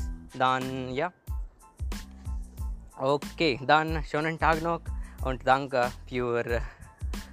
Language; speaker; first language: German; non-native, learner; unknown